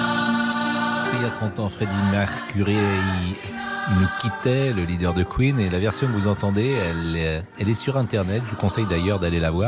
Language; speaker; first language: French; native; French